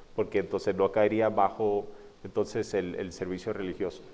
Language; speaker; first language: Spanish; non-native, fluent; English